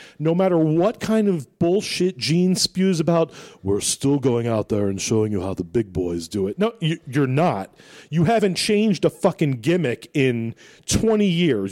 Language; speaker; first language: English; native; English